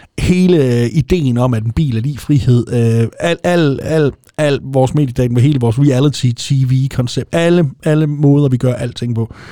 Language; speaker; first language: Danish; native; Danish